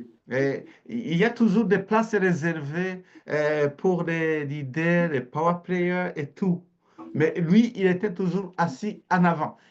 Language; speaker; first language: French; native; French